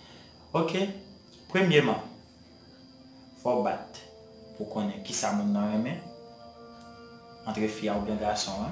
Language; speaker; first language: French; non-native, learner; Haitian Creole